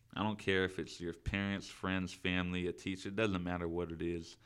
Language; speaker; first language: English; native; English